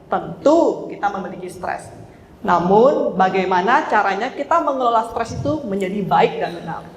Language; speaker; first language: Indonesian; native; Indonesian